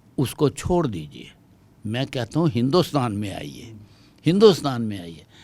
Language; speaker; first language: Hindi; non-native, local second language; Dogri